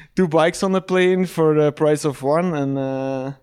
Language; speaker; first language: English; non-native, fluent; Dutch